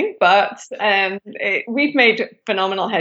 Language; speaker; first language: English; native; English